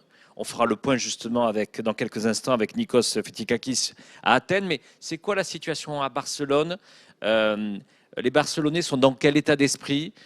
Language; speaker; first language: French; native; French